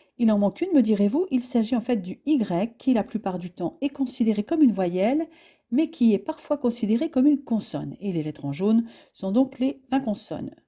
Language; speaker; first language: French; native; French